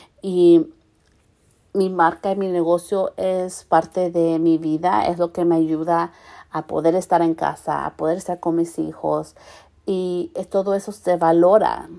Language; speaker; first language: Spanish; early bilingual, heritage; Spanish